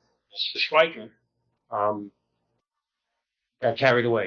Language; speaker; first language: English; native; English